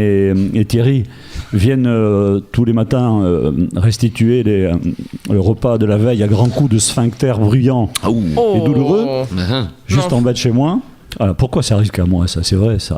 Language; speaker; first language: French; native; French